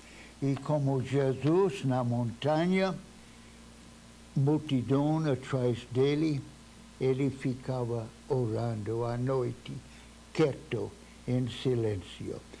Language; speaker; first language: Portuguese; non-native, fluent; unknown